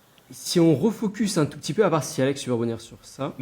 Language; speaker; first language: French; native; French